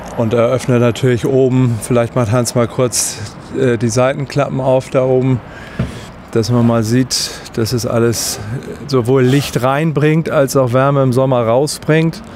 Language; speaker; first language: German; native; German